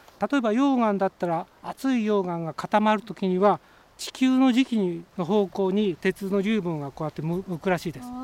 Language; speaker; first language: Japanese; native; Japanese